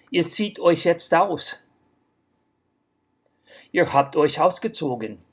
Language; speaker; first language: German; non-native, fluent; English